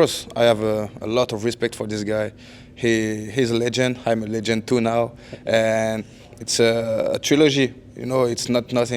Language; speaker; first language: English; non-native, learner; French